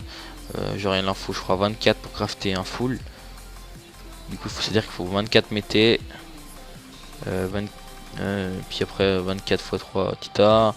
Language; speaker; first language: French; native; French